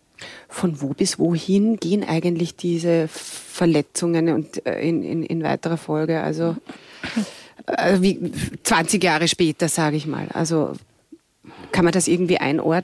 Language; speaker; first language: German; native; German